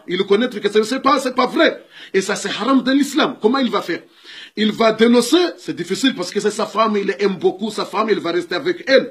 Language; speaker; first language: French; non-native, learner; Comorian